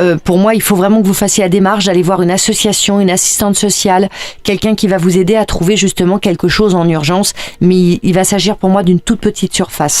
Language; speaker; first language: French; native; French